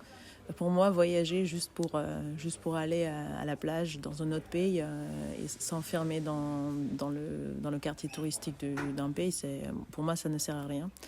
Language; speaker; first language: French; non-native, fluent; Hungarian